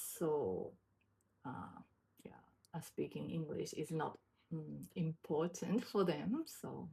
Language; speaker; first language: English; non-native, learner; Japanese